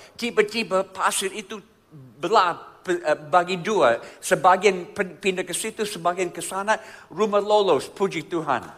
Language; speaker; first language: Indonesian; non-native, fluent; English